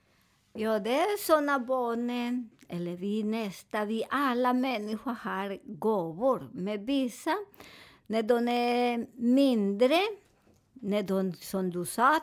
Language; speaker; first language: Swedish; non-native, fluent; Spanish